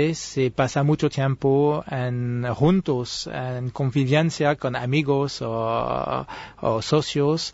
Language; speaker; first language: Spanish; non-native, fluent; French